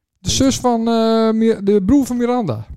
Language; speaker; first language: Dutch; native; Dutch